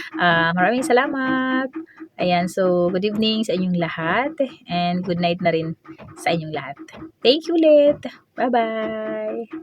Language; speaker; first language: Filipino; non-native, local second language; Waray